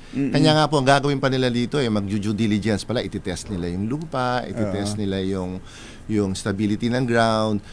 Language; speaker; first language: Filipino; non-native, local second language; Pampanga